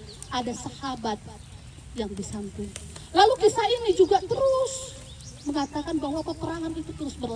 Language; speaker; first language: Indonesian; native; Indonesian